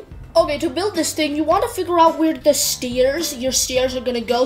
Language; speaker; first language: English; native; English